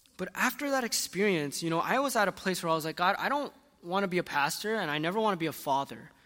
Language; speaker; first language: English; early bilingual, other home language; Korean